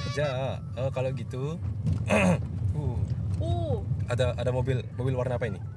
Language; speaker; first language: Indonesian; native; Indonesian